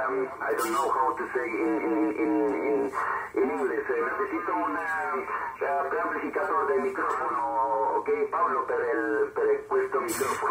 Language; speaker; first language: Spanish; non-native, learner; Italian